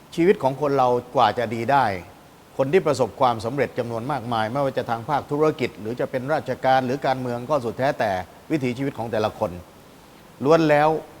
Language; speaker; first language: Thai; native; Thai